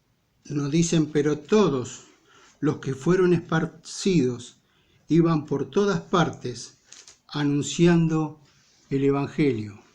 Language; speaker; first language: Spanish; native; Spanish